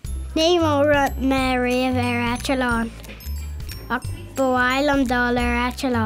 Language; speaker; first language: Irish; non-native, local second language; English